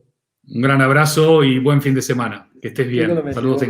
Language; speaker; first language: Spanish; native; Spanish